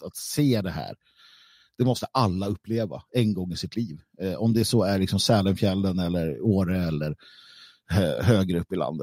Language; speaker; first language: Swedish; native; Swedish